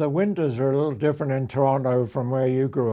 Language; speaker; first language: English; native; English